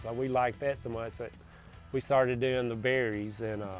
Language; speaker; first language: English; native; English